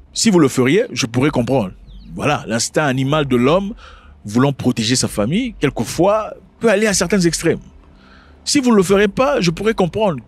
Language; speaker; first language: French; non-native, local second language; Lingala